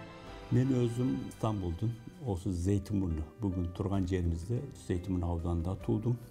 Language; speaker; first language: Kazakh; early bilingual, heritage; Kazakh